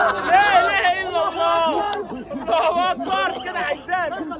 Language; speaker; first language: Arabic; native; Arabic